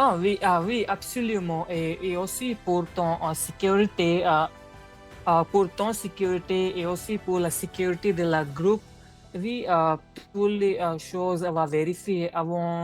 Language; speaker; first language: French; non-native, learner; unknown